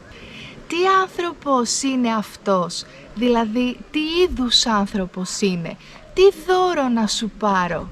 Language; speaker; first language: Greek; native; Greek